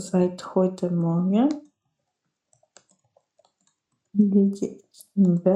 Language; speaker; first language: German; non-native, learner; Macedonian